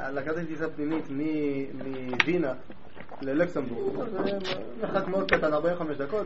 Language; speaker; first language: Hebrew; native; Hebrew